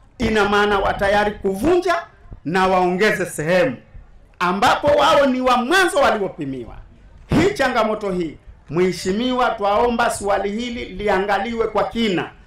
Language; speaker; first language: Swahili; native; Swahili